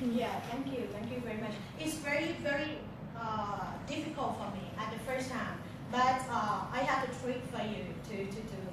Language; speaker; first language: English; non-native, fluent; Thai